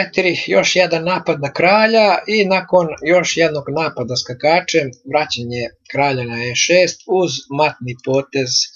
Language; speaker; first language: Serbian; native; Serbian